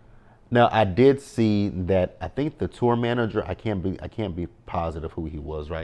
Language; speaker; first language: English; native; English